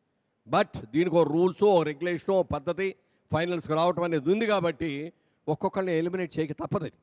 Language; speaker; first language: Telugu; native; Telugu